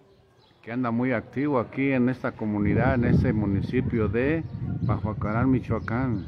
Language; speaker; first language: Spanish; native; Spanish